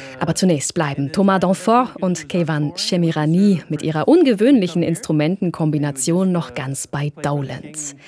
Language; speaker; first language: German; native; German